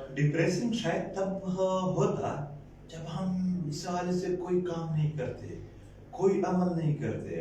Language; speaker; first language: Urdu; non-native, local second language; Pashto